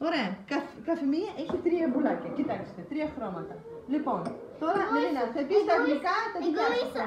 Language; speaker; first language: Greek; non-native, fluent; Russian